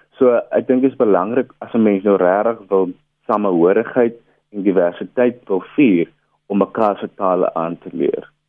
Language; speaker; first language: Afrikaans; native; Afrikaans